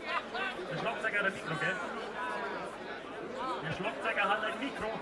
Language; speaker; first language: German; native; German